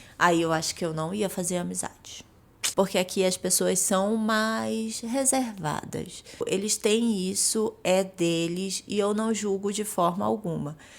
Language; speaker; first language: Portuguese; native; Portuguese